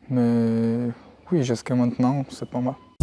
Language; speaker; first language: French; non-native, learner; Hebrew